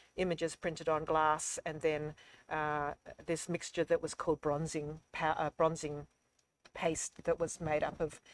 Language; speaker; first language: English; native; English